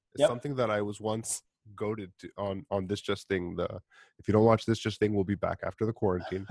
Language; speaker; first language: English; native; English